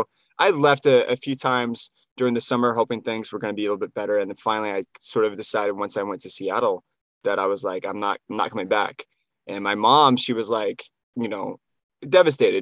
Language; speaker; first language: English; native; English